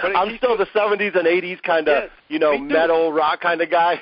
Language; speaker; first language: English; native; English